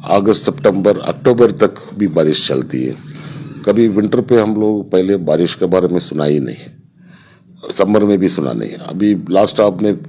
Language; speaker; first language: Hindi; non-native, local second language; Gujarati